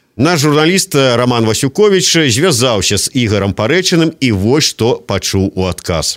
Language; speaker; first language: Belarusian; native; Belarusian